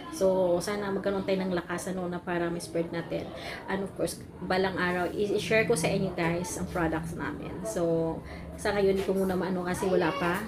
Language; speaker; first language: Filipino; non-native, local second language; Cebuano